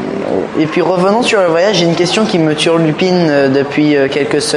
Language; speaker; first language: French; native; French